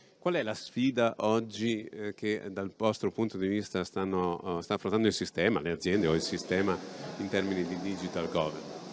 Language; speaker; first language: Italian; native; Italian